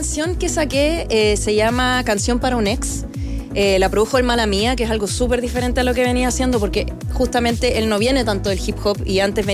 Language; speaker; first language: Spanish; non-native, local second language; English